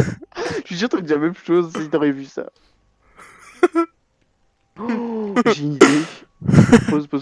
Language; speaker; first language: French; native; French